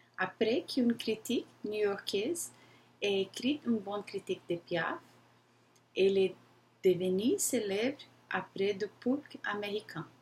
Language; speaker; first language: French; non-native, learner; Portuguese